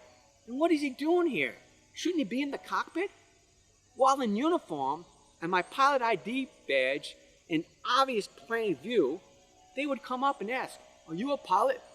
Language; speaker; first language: English; native; English